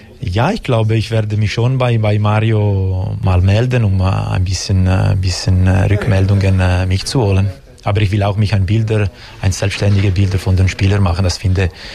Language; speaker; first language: German; non-native, local second language; Italian